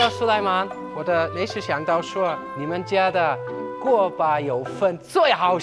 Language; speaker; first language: Chinese; non-native, fluent; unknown